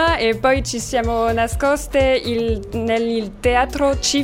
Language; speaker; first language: Italian; non-native, learner; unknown